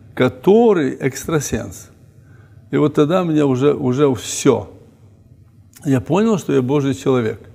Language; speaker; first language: Russian; native; Russian